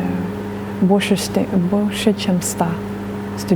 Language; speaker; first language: Russian; non-native, fluent; English